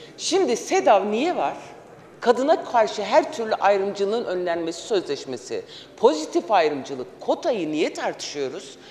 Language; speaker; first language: Turkish; non-native, local second language; Kurdish